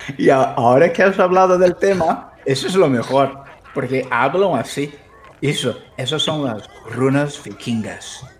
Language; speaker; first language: Spanish; non-native, fluent; Portuguese